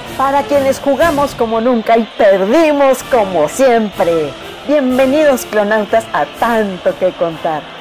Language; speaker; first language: Spanish; native; Spanish